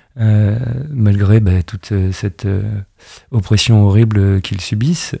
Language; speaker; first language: French; native; French